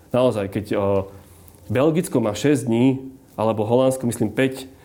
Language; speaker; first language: Slovak; native; Slovak